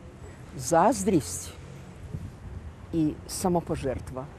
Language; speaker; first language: Ukrainian; native; Ukrainian